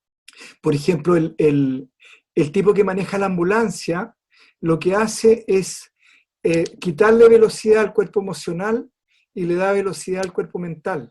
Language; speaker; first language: Spanish; native; Spanish